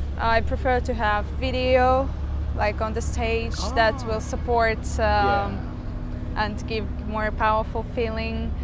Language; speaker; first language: English; non-native, fluent; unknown